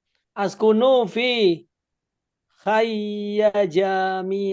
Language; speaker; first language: Arabic; non-native, learner; Indonesian